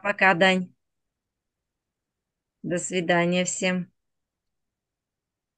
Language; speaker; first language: Russian; native; Russian